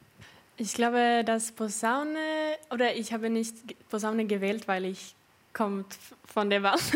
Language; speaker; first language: German; non-native, fluent; Swedish